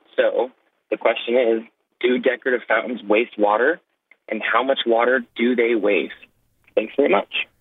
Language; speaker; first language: English; native; English